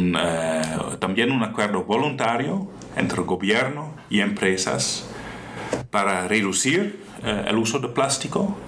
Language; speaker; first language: Spanish; non-native, fluent; Dutch